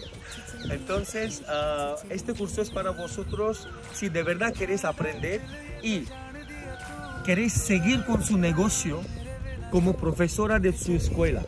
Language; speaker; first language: Spanish; non-native, fluent; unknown